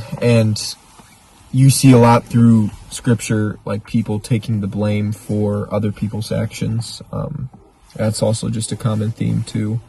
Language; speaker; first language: English; native; English